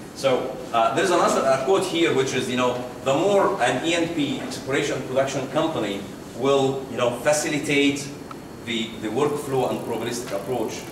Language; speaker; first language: English; non-native, fluent; Arabic